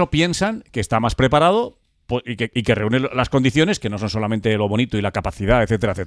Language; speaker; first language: Spanish; native; Spanish